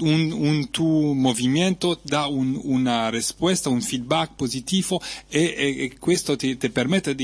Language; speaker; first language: Italian; non-native, fluent; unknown